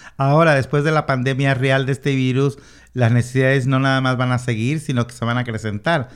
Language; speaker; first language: Spanish; native; Spanish